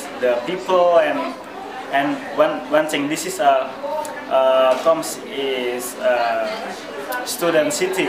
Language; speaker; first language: English; non-native, learner; Indonesian